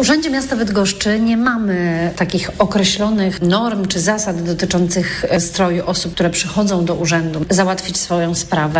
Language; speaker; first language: Polish; native; Polish